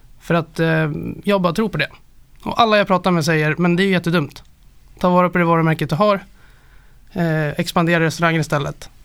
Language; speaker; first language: Swedish; native; Swedish